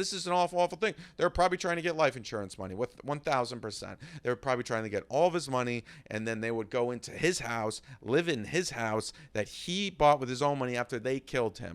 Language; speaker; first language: English; native; English